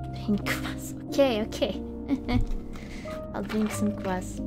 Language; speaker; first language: English; non-native, fluent; Russian